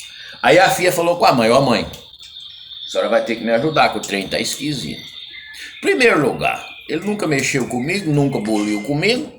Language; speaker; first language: Portuguese; native; Portuguese